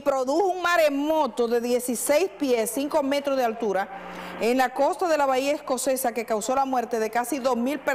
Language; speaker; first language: Spanish; native; Spanish